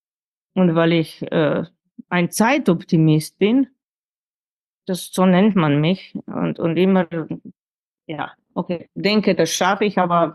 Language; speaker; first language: German; non-native, fluent; Slovenian